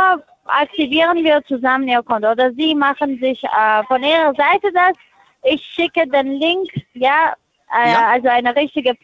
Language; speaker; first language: German; non-native, learner; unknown